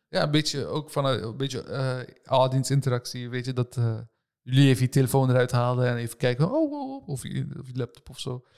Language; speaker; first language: Dutch; early bilingual, other home language; Turkish